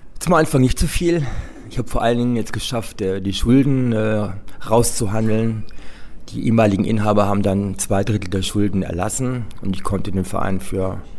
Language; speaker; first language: German; native; German